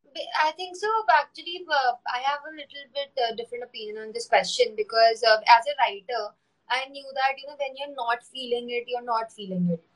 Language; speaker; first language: English; non-native, local second language; Hindi